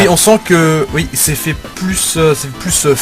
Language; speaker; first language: French; native; French